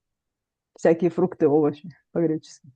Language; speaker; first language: Russian; early bilingual, heritage; Russian